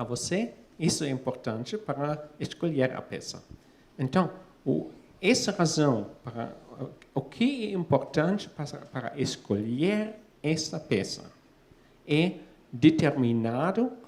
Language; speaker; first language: Portuguese; non-native, fluent; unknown